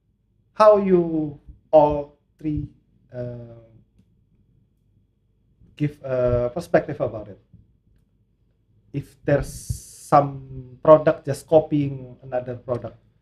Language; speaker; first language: English; non-native, learner; Indonesian